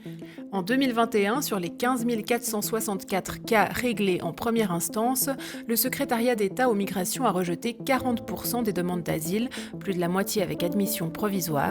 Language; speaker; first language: French; native; French